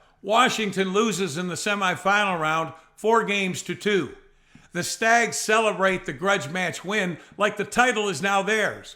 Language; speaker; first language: English; native; English